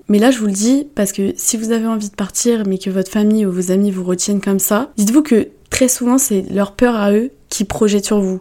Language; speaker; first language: French; native; French